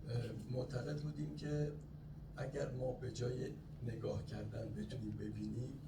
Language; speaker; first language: Persian; native; Persian